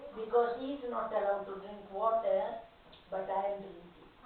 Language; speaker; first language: English; non-native, local second language; Tamil